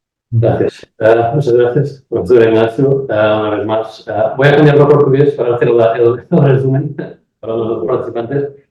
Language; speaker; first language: Spanish; non-native, learner; Portuguese